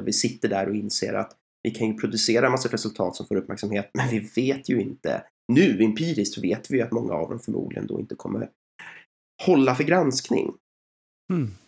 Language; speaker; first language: Swedish; native; Swedish